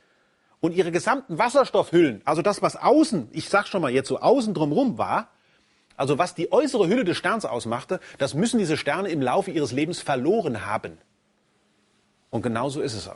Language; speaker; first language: German; native; German